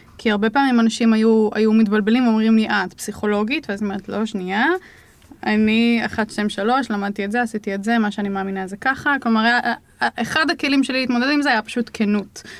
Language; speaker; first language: Hebrew; native; Hebrew